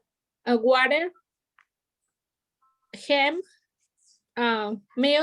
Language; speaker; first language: English; non-native, learner; Spanish